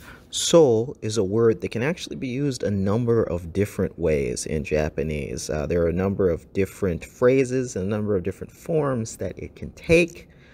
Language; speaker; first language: English; native; English